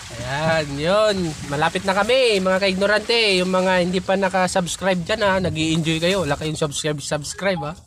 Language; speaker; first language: Filipino; native; Filipino